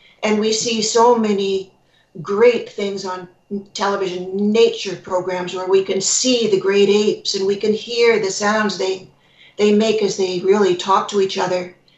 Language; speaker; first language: English; native; English